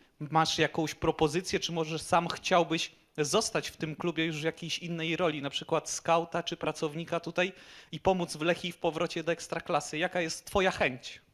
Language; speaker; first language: Polish; native; Polish